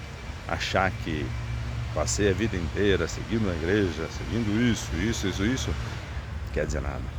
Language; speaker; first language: Portuguese; native; Portuguese